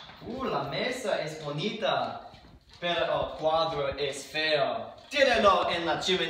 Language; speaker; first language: Spanish; non-native, learner; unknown